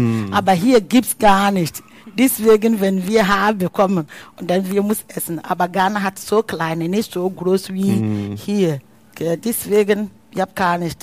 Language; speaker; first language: German; non-native, learner; Akan